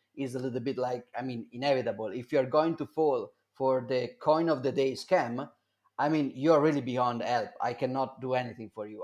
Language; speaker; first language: English; non-native, fluent; Italian